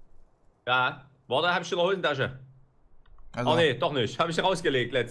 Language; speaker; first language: German; native; German